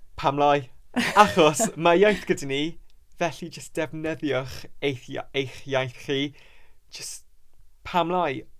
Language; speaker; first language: Welsh; non-native, local second language; English